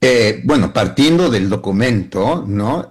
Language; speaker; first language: Spanish; early bilingual, heritage; Spanish